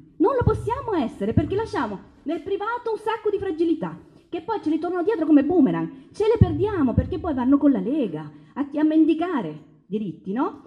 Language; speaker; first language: Italian; early bilingual, other home language; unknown